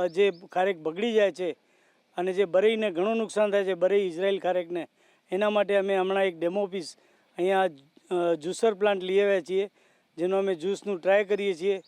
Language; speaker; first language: Gujarati; native; Gujarati